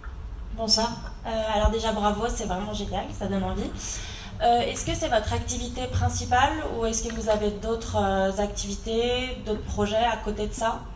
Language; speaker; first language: French; native; French